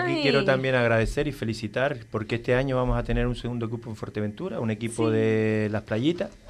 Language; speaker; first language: Spanish; native; Spanish